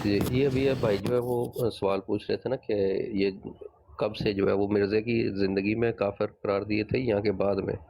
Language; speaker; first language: Urdu; non-native, local second language; Punjabi